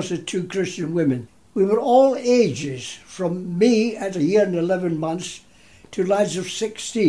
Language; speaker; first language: English; native; English